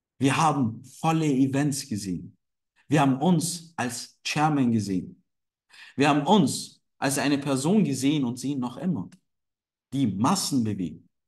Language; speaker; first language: German; non-native, fluent; Turkish